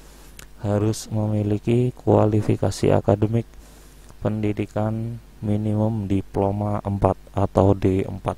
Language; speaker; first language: Indonesian; native; Indonesian